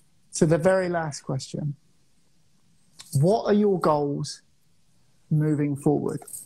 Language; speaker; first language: English; native; English